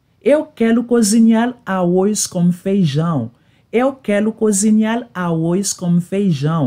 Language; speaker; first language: Portuguese; non-native, learner; Haitian Creole